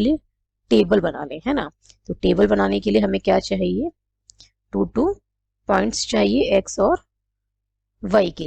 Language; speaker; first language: Hindi; native; Hindi